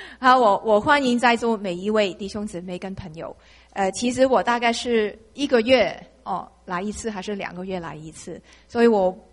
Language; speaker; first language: Chinese; non-native, local second language; Cantonese